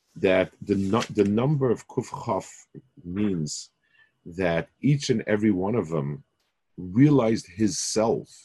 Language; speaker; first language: English; native; English